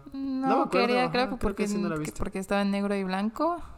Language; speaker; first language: Spanish; non-native, fluent; English